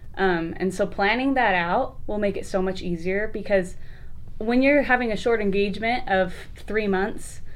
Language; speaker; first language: English; native; English